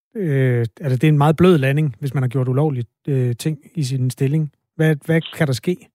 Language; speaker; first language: Danish; native; Danish